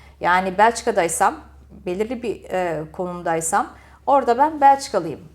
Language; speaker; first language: Turkish; early bilingual, heritage; Turkish